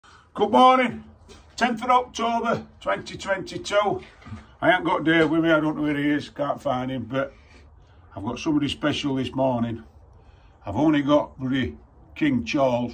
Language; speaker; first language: English; native; English